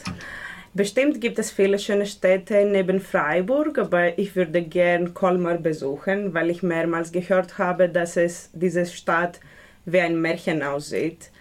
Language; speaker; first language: German; non-native, learner; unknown